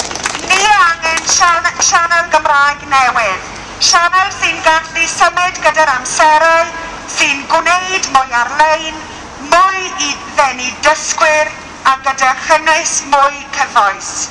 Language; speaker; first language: Welsh; non-native, local second language; English